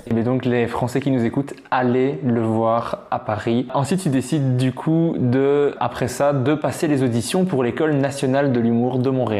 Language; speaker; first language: French; native; French